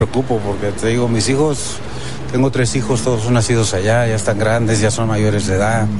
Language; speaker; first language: Spanish; early bilingual, heritage; Spanish